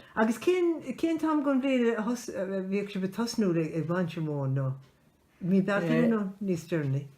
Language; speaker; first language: Irish; native; Irish